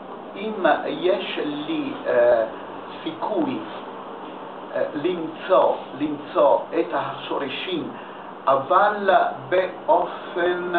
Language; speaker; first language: Hebrew; non-native, learner; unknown